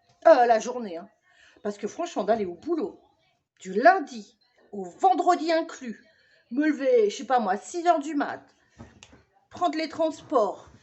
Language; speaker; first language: French; native; French